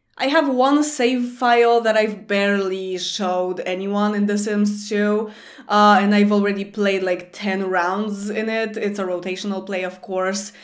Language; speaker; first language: English; non-native, fluent; Polish